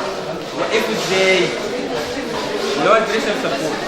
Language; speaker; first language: Arabic; native; Arabic